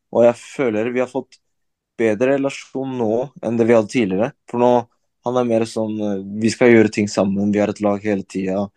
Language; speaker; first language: Norwegian; early bilingual, other home language; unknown